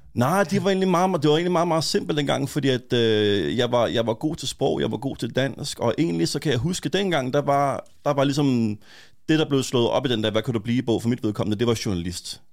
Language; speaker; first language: Danish; native; Danish